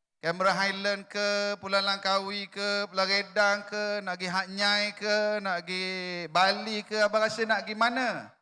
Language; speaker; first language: Malay; native; Malay